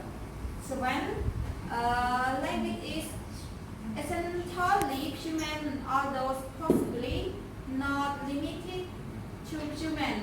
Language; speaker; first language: English; non-native, learner; Khmer